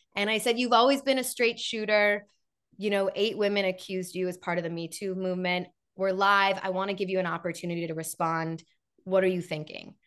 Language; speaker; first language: English; native; English